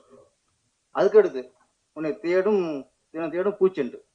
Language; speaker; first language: Tamil; native; Tamil